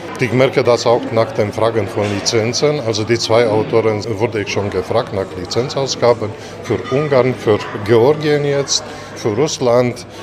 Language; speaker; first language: German; non-native, fluent; Romanian